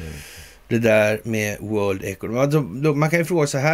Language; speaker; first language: Swedish; native; Swedish